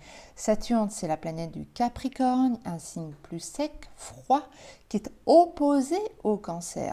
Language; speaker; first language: French; native; French